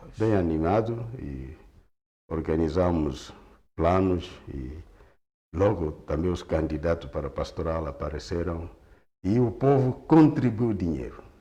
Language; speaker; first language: Portuguese; non-native, local second language; Kongo